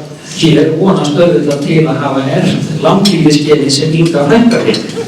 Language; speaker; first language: Icelandic; native; Icelandic